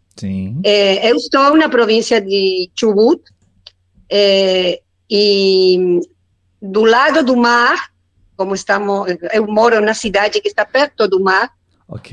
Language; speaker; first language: Portuguese; non-native, learner; Spanish